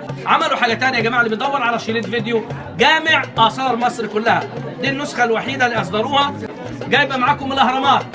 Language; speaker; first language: Arabic; native; Arabic